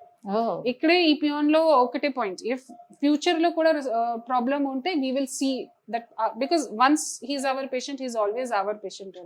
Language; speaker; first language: Telugu; non-native, fluent; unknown